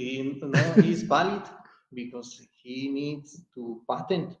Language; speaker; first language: English; non-native, learner; Spanish